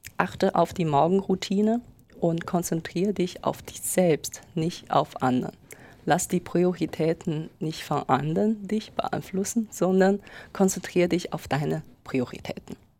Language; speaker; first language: German; non-native, fluent; Chinese